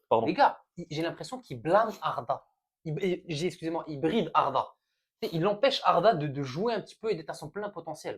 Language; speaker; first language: French; native; French